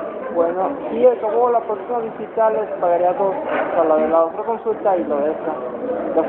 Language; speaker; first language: Spanish; native; Spanish